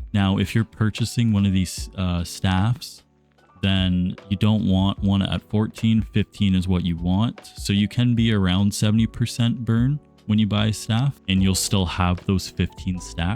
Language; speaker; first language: English; native; English